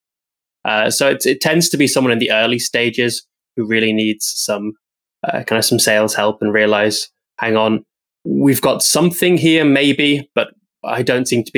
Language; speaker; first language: English; native; English